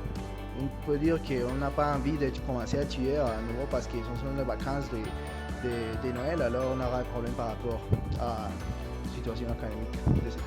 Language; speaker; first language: French; non-native, learner; Spanish